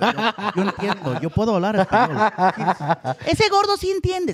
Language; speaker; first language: Spanish; early bilingual, heritage; Spanish